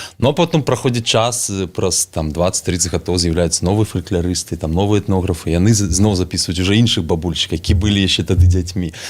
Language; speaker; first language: Belarusian; native; Belarusian